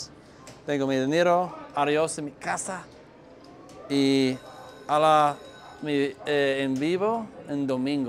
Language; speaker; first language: Spanish; non-native, learner; English